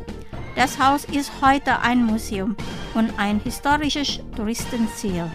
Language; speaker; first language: German; non-native, fluent; Indonesian